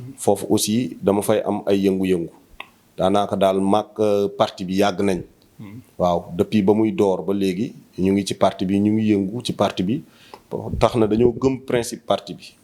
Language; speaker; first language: Wolof; non-native, local second language; Fula